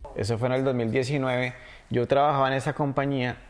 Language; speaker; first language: Spanish; native; Spanish